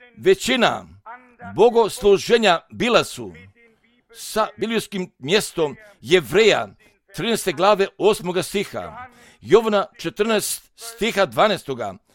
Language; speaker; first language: Croatian; non-native, fluent; German